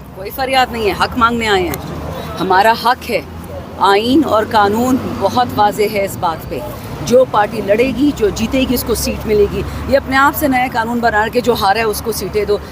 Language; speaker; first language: Urdu; non-native, local second language; Pashto